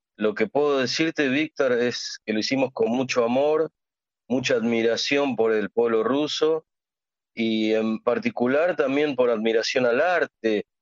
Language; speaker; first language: Spanish; native; Spanish